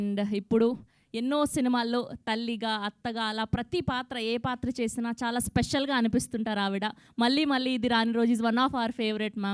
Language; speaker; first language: Telugu; native; Telugu